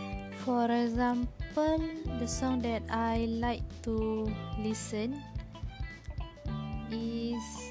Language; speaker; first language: English; non-native, learner; Malay